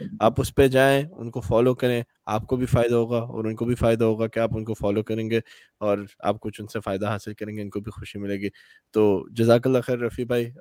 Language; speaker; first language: Urdu; native; Urdu